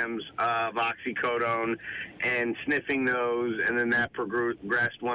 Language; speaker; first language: English; native; English